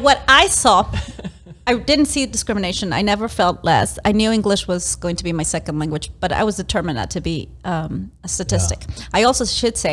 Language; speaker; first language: English; non-native, fluent; Spanish